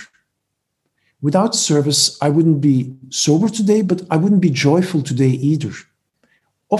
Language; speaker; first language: English; non-native, fluent; Dutch